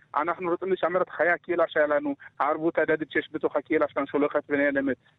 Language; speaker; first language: Hebrew; early bilingual, other home language; Amharic